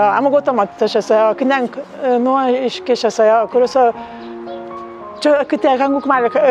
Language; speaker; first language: Korean; non-native, learner; Lithuanian